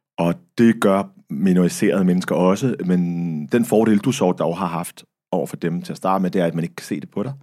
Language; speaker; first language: Danish; early bilingual, other home language; Arabic